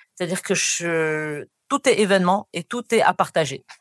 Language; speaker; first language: French; non-native, local second language; Arabic